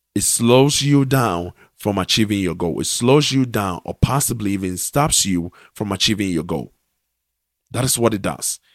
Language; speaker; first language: English; non-native, local second language; Akan